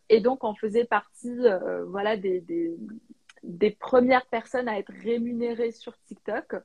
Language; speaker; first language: French; non-native, local second language; Arabic